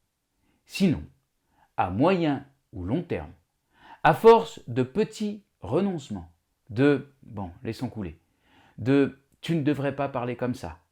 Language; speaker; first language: French; native; French